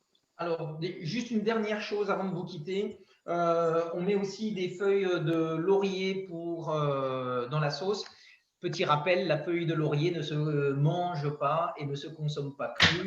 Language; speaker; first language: French; native; French